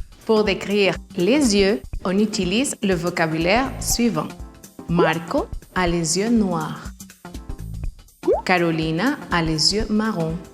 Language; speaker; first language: French; non-native, fluent; Spanish